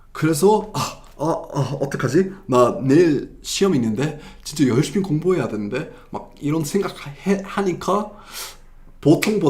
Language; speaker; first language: Korean; non-native, fluent; English